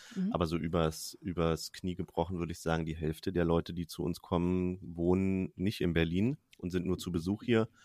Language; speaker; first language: German; native; German